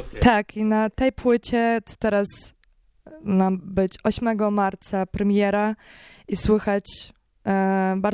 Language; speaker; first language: Polish; non-native, learner; Ukrainian